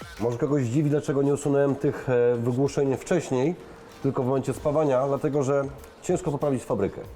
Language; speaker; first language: Polish; native; Polish